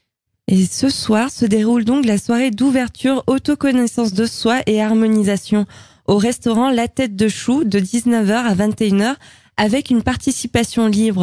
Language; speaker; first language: French; native; French